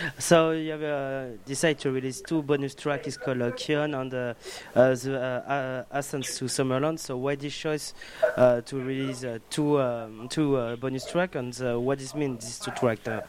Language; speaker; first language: English; non-native, learner; French